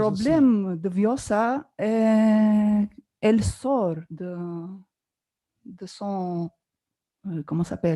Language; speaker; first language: French; non-native, learner; Albanian